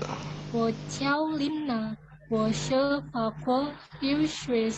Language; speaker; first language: Chinese; non-native, learner; Indonesian